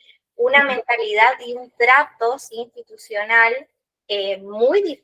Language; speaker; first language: Spanish; native; Spanish